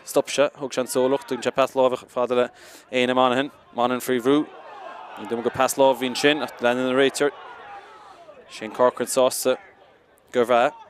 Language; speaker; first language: Irish; native; Irish